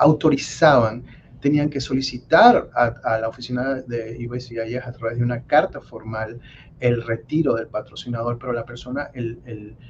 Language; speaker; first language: Spanish; native; Spanish